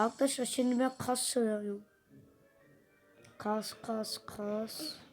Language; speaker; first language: Turkish; early bilingual, heritage; Dutch